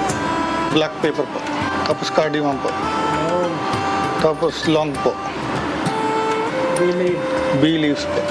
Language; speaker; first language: Filipino; non-native, learner; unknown